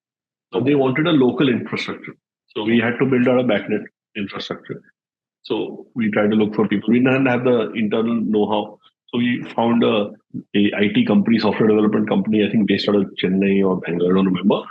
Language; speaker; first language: English; non-native, local second language; Hindi